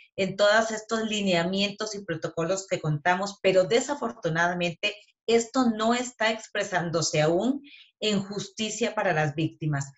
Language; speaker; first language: Spanish; native; Spanish